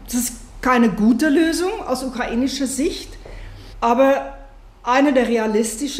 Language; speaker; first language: German; native; German